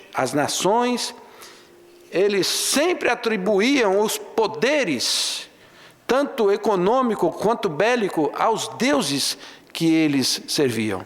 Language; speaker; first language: Portuguese; native; Portuguese